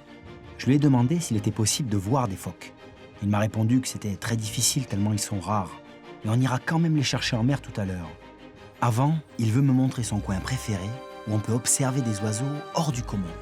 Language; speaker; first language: French; native; French